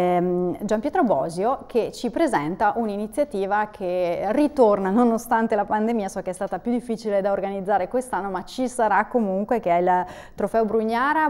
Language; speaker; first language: Italian; native; Italian